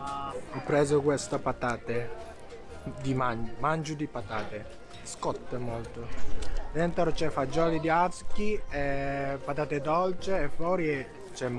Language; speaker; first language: Italian; non-native, learner; Japanese